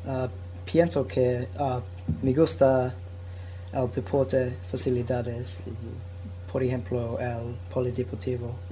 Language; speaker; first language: Spanish; non-native, learner; English